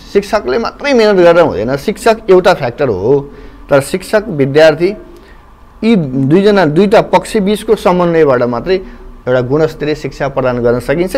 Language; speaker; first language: Nepali; native; Nepali